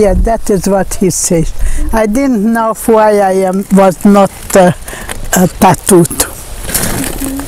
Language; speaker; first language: English; non-native, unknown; Hungarian